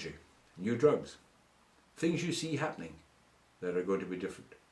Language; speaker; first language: English; native; English